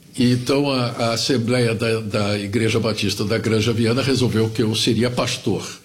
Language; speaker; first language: Portuguese; early bilingual, other home language; German